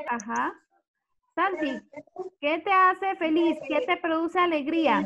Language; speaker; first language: Spanish; native; Spanish